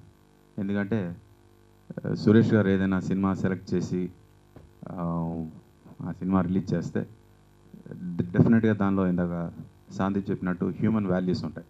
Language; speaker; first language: Telugu; native; Telugu